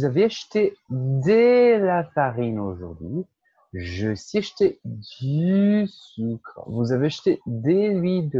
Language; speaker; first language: French; non-native, fluent; Portuguese